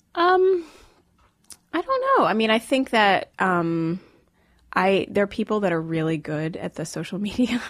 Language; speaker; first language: English; native; English